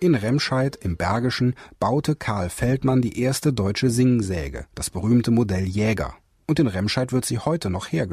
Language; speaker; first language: German; native; German